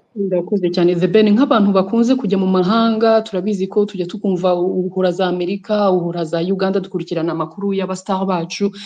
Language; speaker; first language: Kinyarwanda; native; Kinyarwanda